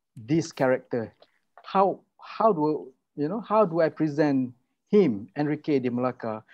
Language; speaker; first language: English; non-native, local second language; Malay